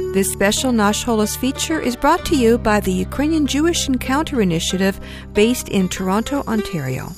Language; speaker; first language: English; early bilingual, other home language; Ukrainian